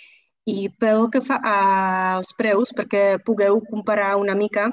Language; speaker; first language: Catalan; non-native, fluent; Czech